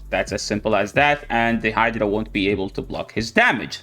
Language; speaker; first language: English; non-native, fluent; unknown